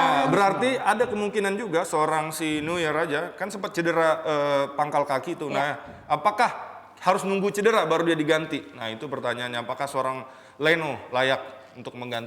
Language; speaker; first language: Indonesian; native; Indonesian